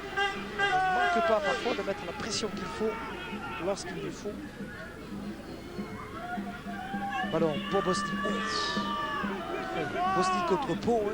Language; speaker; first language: French; native; French